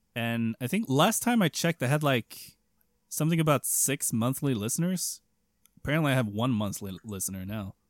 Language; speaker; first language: English; non-native, fluent; Swedish